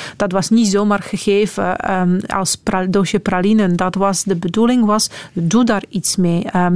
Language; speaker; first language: Dutch; non-native, fluent; Polish